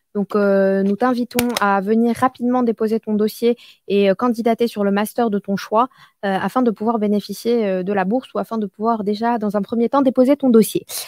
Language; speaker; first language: French; non-native, local second language; Arabic